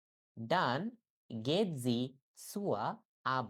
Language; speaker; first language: German; non-native, learner; Bangla